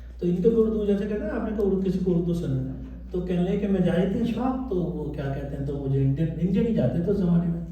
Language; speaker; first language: Urdu; native; Urdu